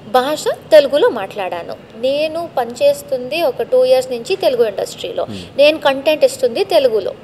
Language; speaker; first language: Telugu; non-native, local second language; Tamil